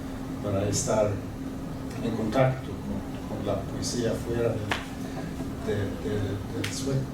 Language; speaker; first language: Spanish; non-native, fluent; Swedish